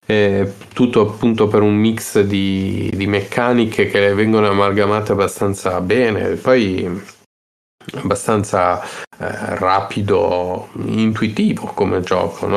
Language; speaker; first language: Italian; native; Italian